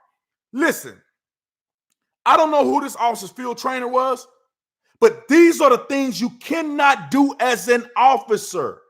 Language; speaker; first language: English; native; English